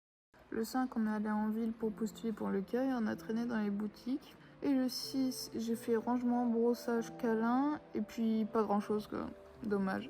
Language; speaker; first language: French; native; French